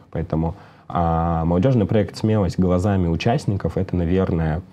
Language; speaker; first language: Russian; native; Russian